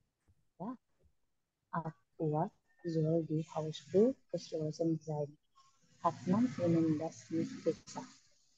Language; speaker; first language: German; non-native, learner; Indonesian